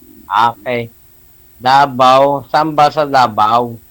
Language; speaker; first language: Filipino; non-native, local second language; Cebuano